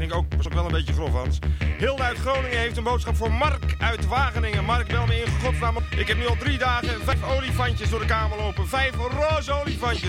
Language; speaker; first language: Dutch; native; Dutch